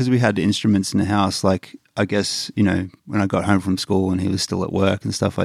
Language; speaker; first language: English; native; English